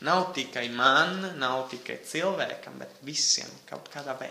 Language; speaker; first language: Latvian; non-native, fluent; Italian